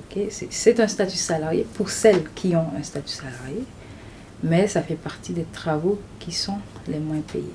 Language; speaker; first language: French; non-native, local second language; Haitian Creole